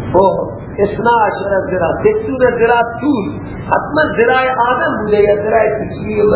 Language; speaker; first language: Persian; non-native, local second language; Baluchi